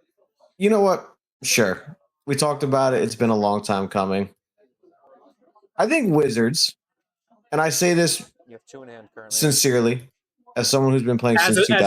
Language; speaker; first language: English; native; English